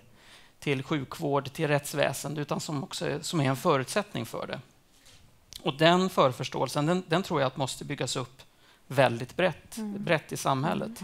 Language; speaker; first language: Swedish; native; Swedish